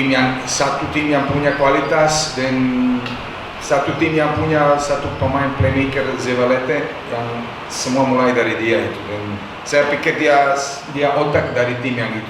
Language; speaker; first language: Indonesian; non-native, fluent; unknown